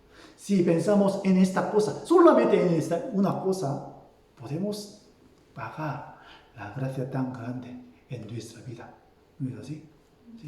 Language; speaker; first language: Spanish; non-native, fluent; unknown